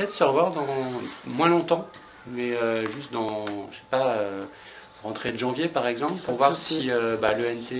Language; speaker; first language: French; native; French